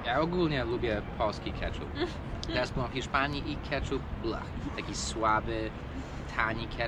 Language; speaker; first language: Polish; non-native, fluent; English